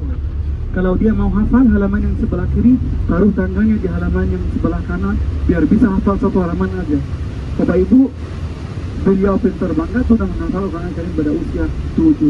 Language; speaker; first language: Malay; non-native, fluent; Arabic